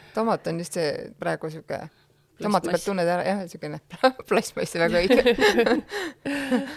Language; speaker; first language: Estonian; native; Estonian